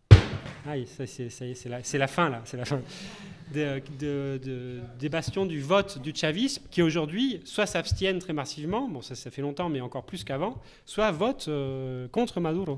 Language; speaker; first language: French; native; French